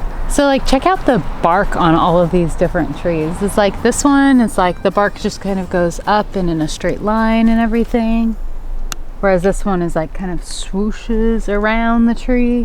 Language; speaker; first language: English; native; English